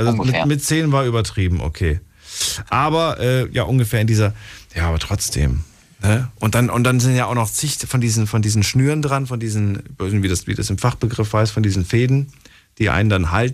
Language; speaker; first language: German; native; German